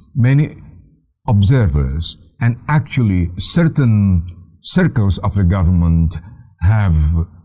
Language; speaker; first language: English; non-native, fluent; Indonesian